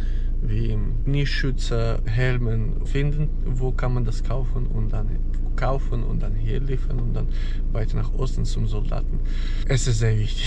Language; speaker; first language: German; non-native, fluent; Ukrainian